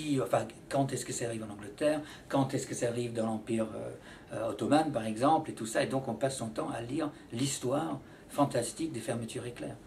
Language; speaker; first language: French; native; French